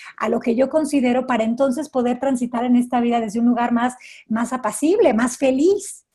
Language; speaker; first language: Spanish; native; Spanish